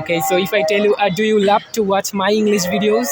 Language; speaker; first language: English; non-native, fluent; Bangla